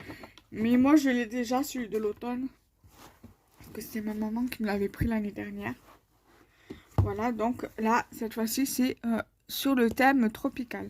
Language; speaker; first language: French; native; French